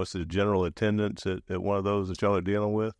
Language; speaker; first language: English; native; English